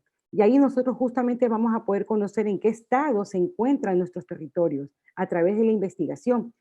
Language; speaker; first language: Spanish; native; Spanish